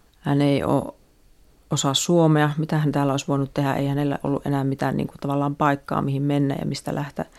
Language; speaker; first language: Finnish; native; Finnish